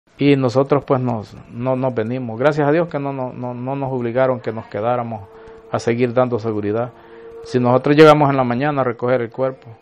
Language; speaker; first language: Spanish; native; Spanish